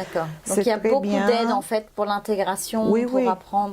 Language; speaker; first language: French; native; French